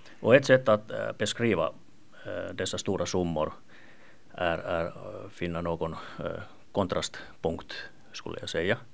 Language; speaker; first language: Swedish; non-native, local second language; Finnish